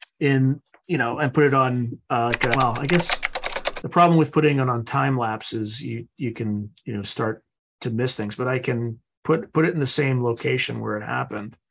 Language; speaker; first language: English; native; English